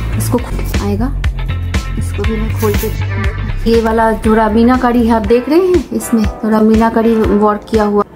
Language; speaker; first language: Hindi; non-native, local second language; Bangla